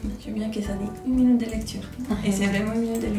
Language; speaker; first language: French; non-native, fluent; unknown